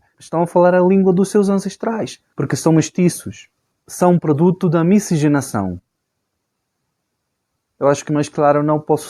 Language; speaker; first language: Portuguese; non-native, fluent; Spanish